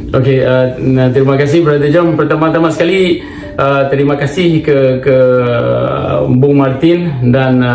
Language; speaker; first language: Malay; non-native, local second language; Achinese